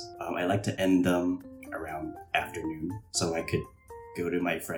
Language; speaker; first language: English; non-native, local second language; Cantonese